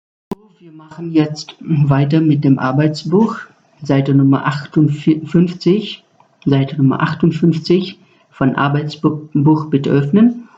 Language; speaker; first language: German; non-native, fluent; Nepali